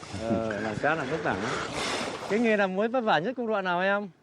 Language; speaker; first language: Vietnamese; native; Vietnamese